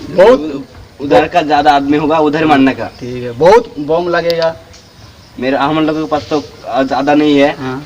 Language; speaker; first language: Hindi; non-native, local second language; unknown